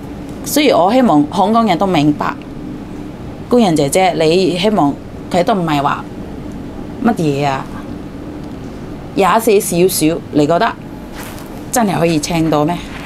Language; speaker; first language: Cantonese; non-native, fluent; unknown